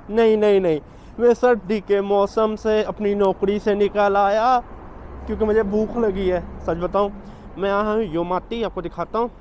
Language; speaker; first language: Urdu; non-native, local second language; Punjabi